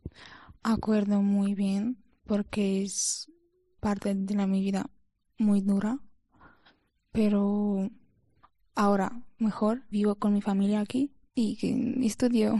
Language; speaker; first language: Spanish; non-native, learner; Ukrainian